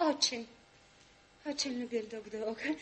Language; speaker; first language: Russian; non-native, learner; German